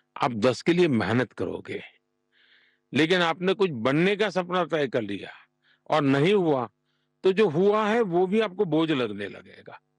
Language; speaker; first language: Hindi; non-native, local second language; Gujarati